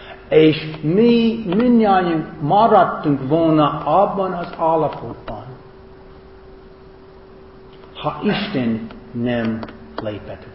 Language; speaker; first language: Hungarian; non-native, fluent; English